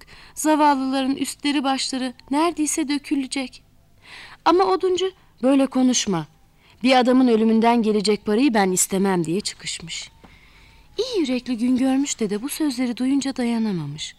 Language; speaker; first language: Turkish; native; Turkish